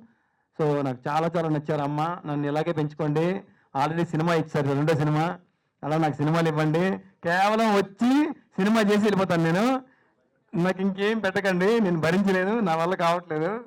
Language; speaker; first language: Telugu; native; Telugu